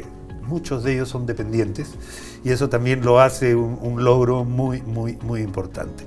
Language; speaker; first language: Spanish; native; Spanish